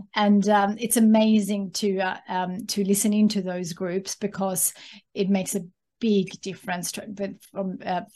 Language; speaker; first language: English; non-native, fluent; Swedish